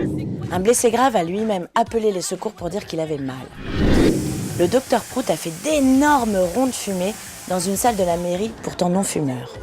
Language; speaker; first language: French; native; French